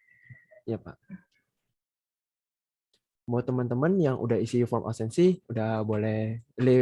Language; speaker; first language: Indonesian; native; Indonesian